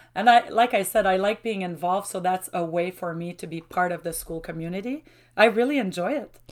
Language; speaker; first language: English; non-native, fluent; French